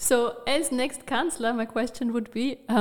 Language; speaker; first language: English; non-native, fluent; German